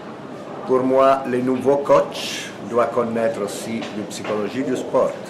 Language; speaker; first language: French; non-native, fluent; Italian